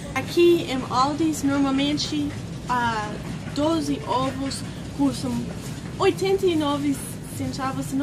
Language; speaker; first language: Portuguese; non-native, fluent; English